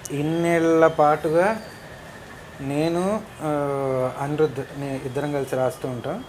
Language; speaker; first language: Telugu; native; Telugu